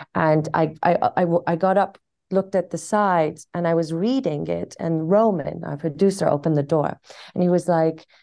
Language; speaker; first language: English; non-native, fluent; Persian